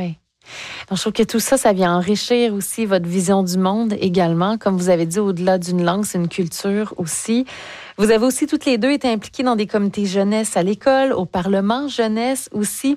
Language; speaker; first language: French; native; French